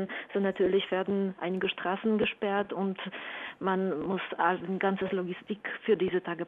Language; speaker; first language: German; non-native, fluent; Polish